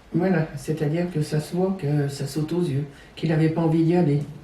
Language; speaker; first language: French; native; French